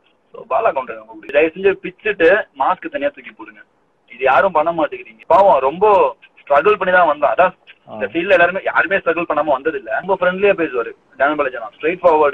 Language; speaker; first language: Tamil; native; Tamil